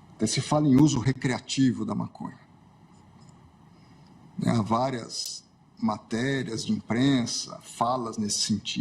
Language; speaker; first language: Portuguese; native; Portuguese